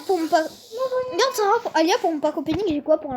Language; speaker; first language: French; native; French